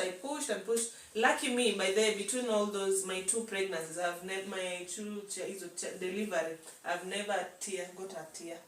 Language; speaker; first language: English; non-native, local second language; Swahili